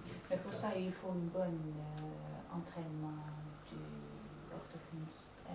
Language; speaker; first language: French; non-native, fluent; Dutch